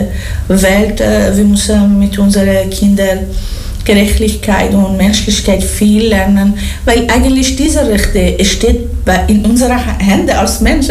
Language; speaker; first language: German; non-native, learner; Persian